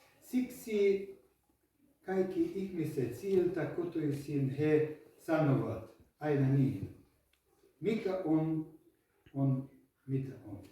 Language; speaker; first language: Finnish; non-native, learner; Ukrainian